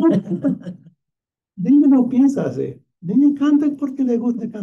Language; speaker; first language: Spanish; non-native, fluent; English